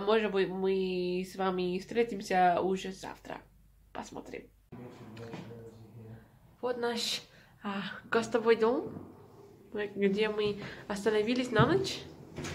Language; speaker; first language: Russian; non-native, fluent; English